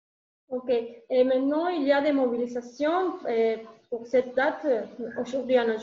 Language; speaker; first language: French; non-native, learner; Spanish